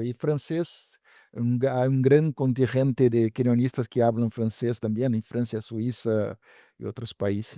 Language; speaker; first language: Spanish; non-native, fluent; Portuguese